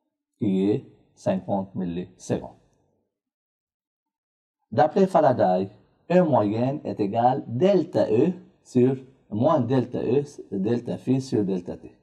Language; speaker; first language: French; non-native, local second language; Arabic